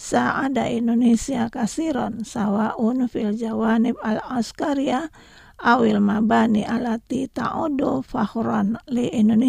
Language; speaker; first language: Arabic; non-native, learner; Indonesian